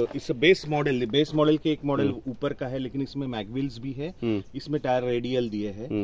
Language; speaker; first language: Hindi; non-native, local second language; Marathi